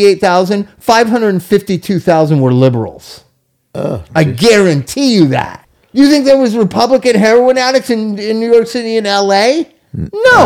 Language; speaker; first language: English; native; English